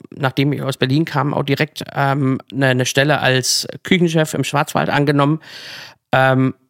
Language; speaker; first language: German; native; German